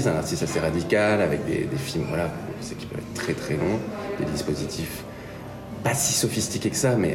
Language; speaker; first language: French; native; French